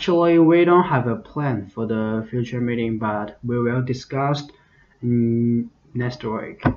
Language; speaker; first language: English; non-native, learner; Chinese